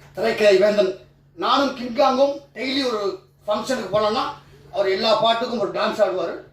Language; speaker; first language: Tamil; native; Tamil